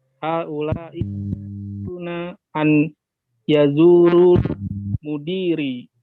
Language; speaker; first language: Arabic; non-native, learner; Indonesian